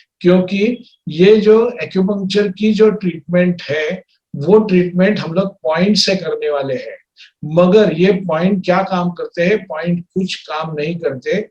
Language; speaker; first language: Hindi; non-native, local second language; Marathi